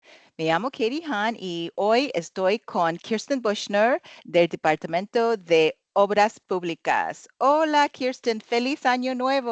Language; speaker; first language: Spanish; non-native, learner; English